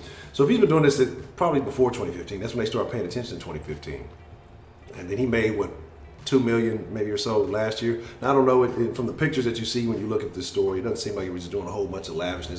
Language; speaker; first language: English; native; English